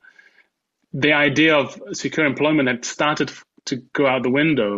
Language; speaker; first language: English; native; English